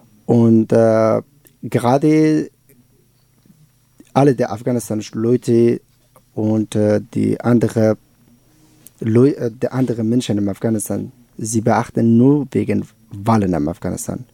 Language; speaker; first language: German; non-native, learner; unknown